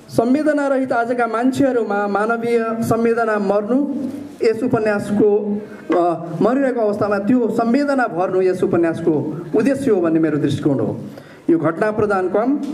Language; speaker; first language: Nepali; native; Nepali